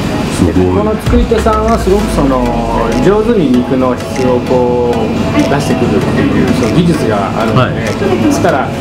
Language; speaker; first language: Japanese; native; Japanese